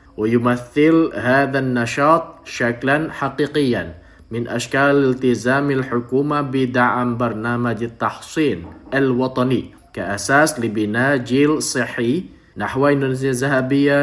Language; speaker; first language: Arabic; non-native, fluent; Indonesian